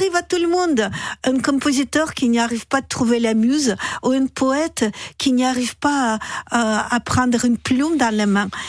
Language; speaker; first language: French; non-native, fluent; Russian